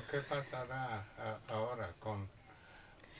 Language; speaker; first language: Spanish; non-native, learner; English